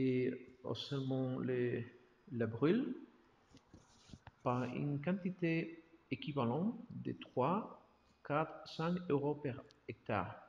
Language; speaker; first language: French; non-native, learner; Spanish